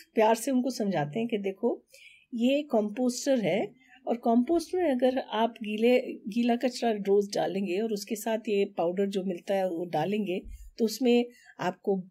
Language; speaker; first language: Hindi; non-native, local second language; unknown